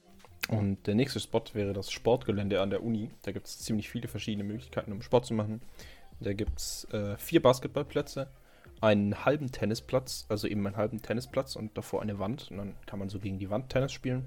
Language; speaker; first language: German; native; German